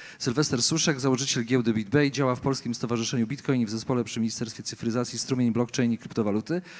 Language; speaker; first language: Polish; native; Polish